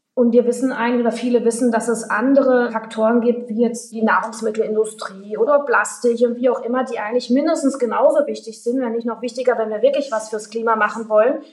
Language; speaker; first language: German; native; German